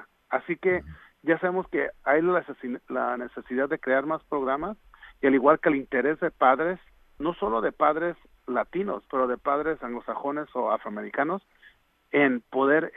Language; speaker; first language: Spanish; early bilingual, other home language; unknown